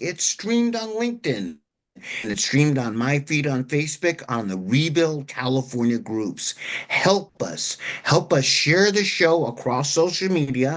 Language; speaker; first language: English; native; English